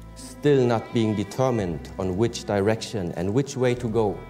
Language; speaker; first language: English; early bilingual, other home language; German